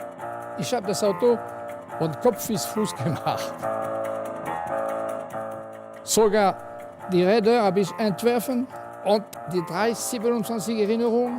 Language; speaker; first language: German; non-native, fluent; French